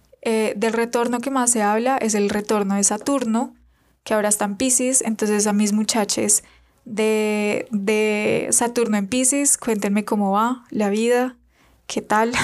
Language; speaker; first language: Spanish; native; Spanish